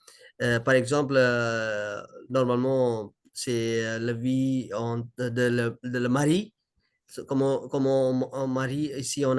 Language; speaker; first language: French; non-native, learner; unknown